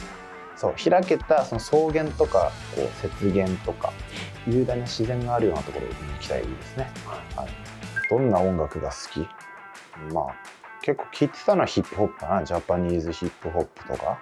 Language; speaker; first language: Japanese; native; Japanese